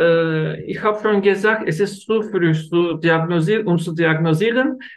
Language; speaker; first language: German; non-native, learner; Turkish